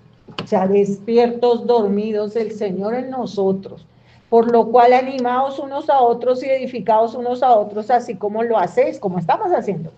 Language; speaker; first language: Spanish; native; Spanish